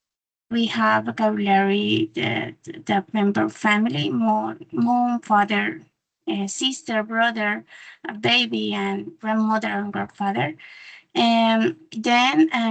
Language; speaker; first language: English; non-native, learner; Spanish